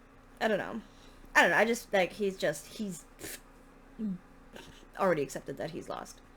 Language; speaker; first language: English; native; English